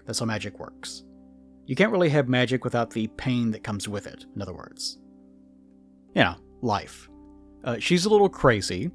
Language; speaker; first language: English; native; English